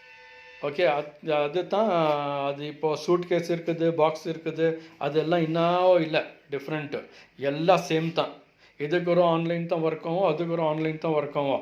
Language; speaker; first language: Tamil; non-native, local second language; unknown